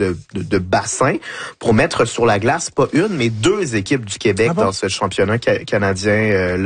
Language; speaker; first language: French; native; French